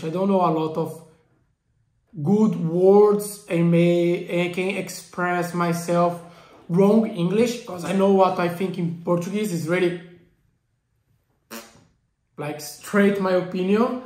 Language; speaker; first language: English; non-native, learner; Portuguese